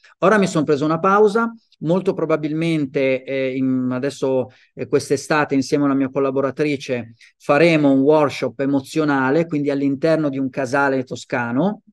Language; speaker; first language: Italian; native; Italian